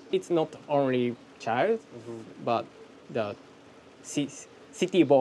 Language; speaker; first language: English; non-native, learner; Japanese